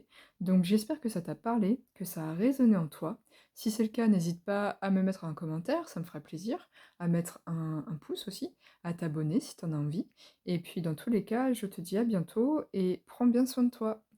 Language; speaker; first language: French; native; French